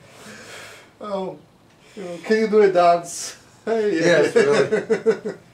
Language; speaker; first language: English; non-native, fluent; Russian